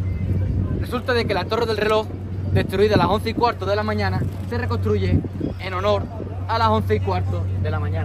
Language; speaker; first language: Spanish; native; Spanish